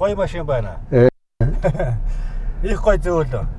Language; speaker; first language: Mongolian; native; Mongolian